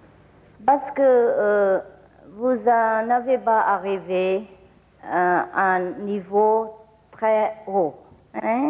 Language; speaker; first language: French; non-native, learner; Vietnamese